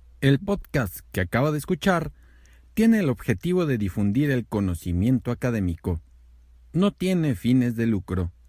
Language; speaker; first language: Spanish; native; Spanish